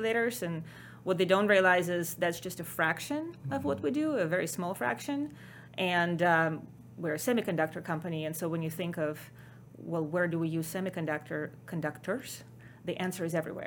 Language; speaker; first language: English; non-native, fluent; Ukrainian